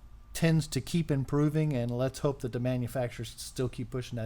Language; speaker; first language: English; native; English